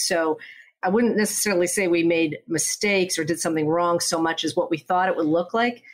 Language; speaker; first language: English; native; English